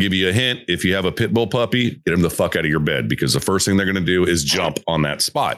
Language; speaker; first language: English; native; English